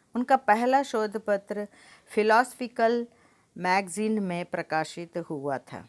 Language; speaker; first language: Hindi; non-native, local second language; Telugu